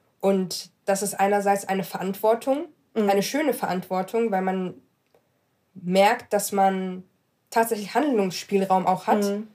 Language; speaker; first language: German; early bilingual, other home language; Arabic